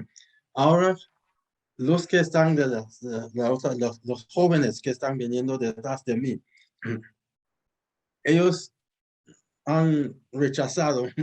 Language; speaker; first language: Spanish; non-native, fluent; English